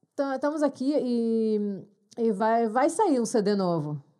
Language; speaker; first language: Portuguese; non-native, fluent; Hebrew